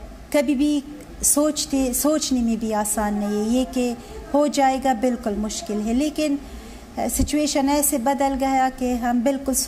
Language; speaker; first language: Hindi; non-native, learner; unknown